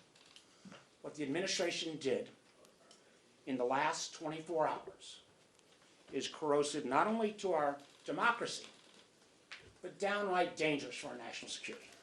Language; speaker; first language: English; native; English